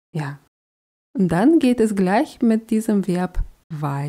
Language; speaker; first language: German; non-native, fluent; Russian